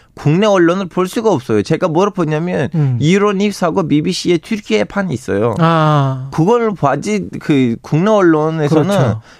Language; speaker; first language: Korean; non-native, fluent; Turkish